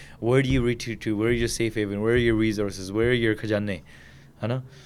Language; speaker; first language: English; early bilingual, other home language; Punjabi